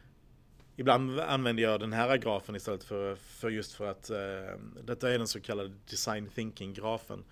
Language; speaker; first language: Swedish; native; Swedish